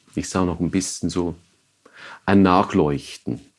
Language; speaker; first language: German; native; German